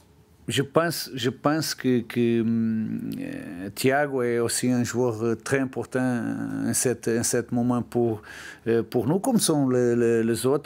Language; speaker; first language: French; non-native, learner; Portuguese